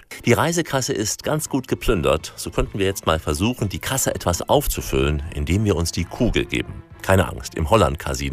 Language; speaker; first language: German; native; German